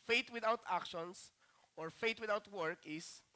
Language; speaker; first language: English; non-native, local second language; Filipino